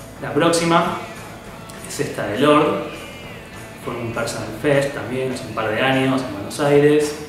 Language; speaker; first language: Spanish; native; Spanish